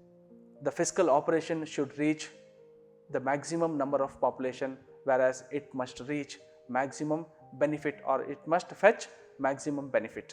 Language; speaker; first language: English; non-native, local second language; Kannada